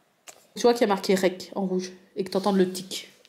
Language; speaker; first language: French; native; French